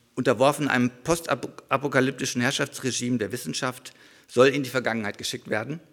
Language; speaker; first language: German; native; German